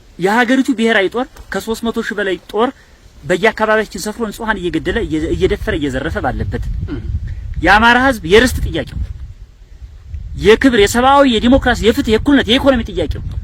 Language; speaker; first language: Amharic; native; Amharic